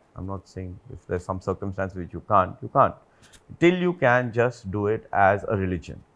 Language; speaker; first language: English; non-native, local second language; Hindi